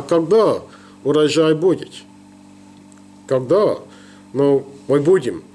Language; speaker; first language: Russian; non-native, learner; English